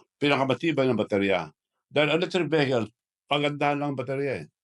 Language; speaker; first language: Filipino; non-native, local second language; Iloko